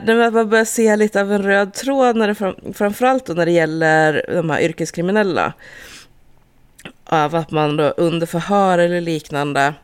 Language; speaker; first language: Swedish; native; Swedish